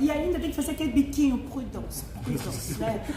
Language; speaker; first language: Portuguese; non-native, fluent; Lingala